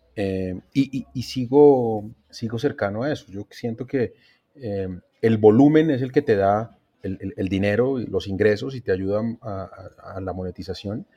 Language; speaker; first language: Spanish; native; Spanish